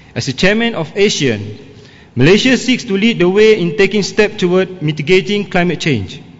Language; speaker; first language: English; non-native, local second language; Malay